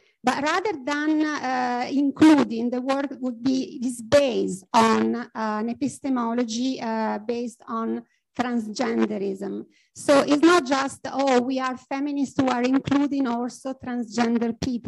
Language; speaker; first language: English; non-native, fluent; Italian